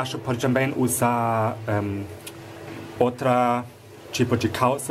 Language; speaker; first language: Portuguese; non-native, fluent; German